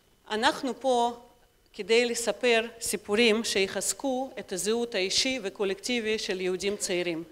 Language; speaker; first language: Hebrew; non-native, fluent; Russian